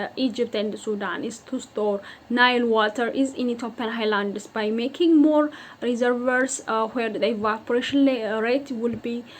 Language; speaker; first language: English; non-native, local second language; Amharic